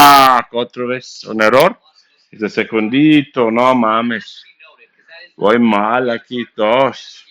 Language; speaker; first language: Spanish; non-native, learner; English